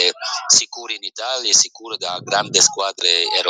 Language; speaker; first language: Italian; early bilingual, heritage; French